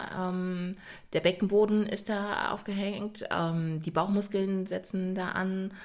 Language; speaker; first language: German; native; German